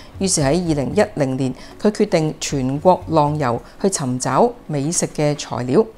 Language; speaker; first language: Chinese; non-native, local second language; Cantonese